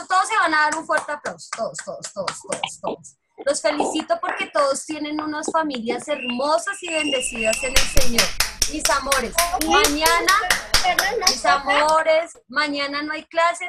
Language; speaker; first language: Spanish; native; Spanish